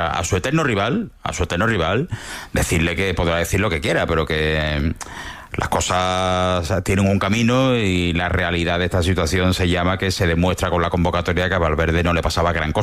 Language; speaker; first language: Spanish; native; Spanish